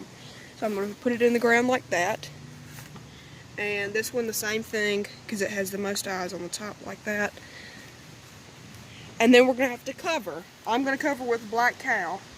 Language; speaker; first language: English; native; English